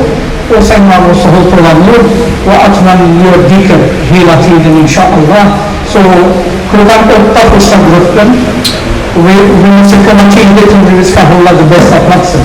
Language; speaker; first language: Swedish; non-native, fluent; Somali